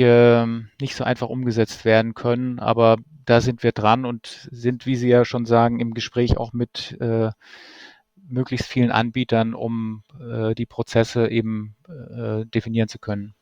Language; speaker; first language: German; native; German